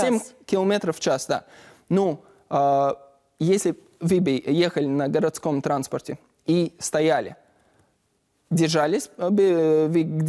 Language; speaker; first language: Russian; non-native, learner; Latvian